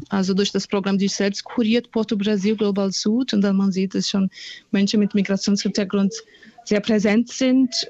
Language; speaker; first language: German; non-native, fluent; Portuguese